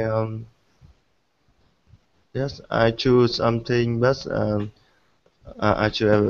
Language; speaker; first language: English; non-native, learner; Vietnamese